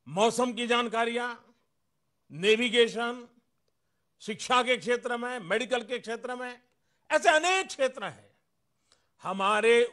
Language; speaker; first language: Hindi; non-native, local second language; Gujarati